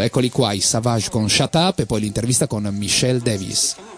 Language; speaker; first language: Italian; native; Italian